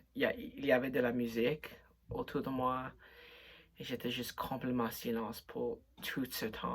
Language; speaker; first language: French; non-native, local second language; English